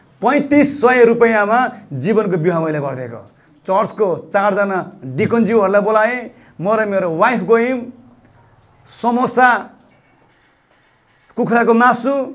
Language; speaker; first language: Nepali; non-native, local second language; Eastern Tamang